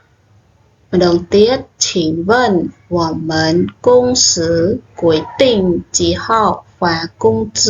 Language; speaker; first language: Chinese; non-native, fluent; Khmer